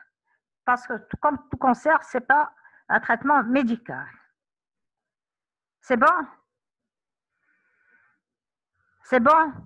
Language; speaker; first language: French; non-native, local second language; Arabic